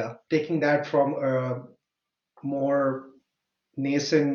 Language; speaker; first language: English; non-native, local second language; Urdu